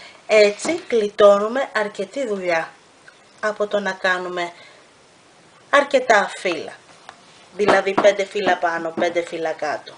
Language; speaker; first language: Greek; native; Greek